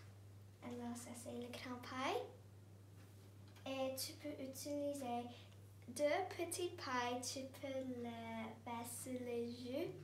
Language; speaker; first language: French; non-native, learner; English